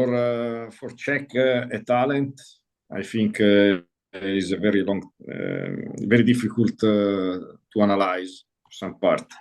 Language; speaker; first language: English; non-native, learner; Italian